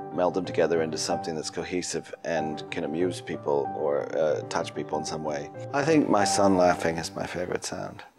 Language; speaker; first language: English; native; English